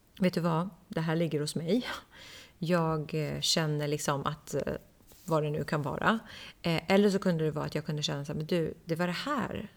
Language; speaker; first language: Swedish; early bilingual, other home language; Persian